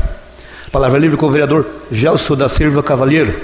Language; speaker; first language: Portuguese; native; Portuguese